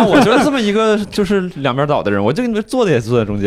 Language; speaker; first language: Chinese; native; Chinese